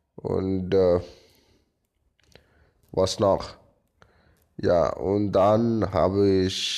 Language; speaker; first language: German; non-native, learner; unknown